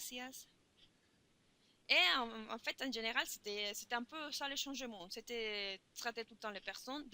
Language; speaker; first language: French; non-native, fluent; Spanish